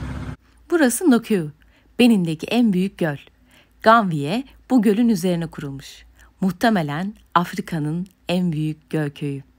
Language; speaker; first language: Turkish; native; Turkish